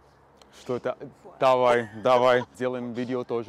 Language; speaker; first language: Russian; non-native, learner; English